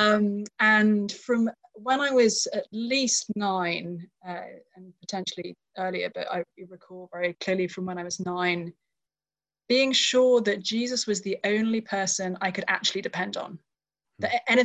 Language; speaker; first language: English; native; English